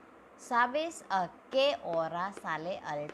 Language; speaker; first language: Spanish; non-native, fluent; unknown